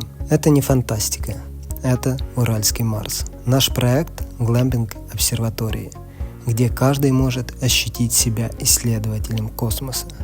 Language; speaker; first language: Russian; native; Russian